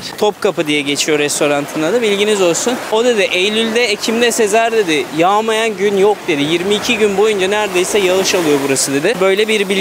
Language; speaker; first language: Turkish; native; Turkish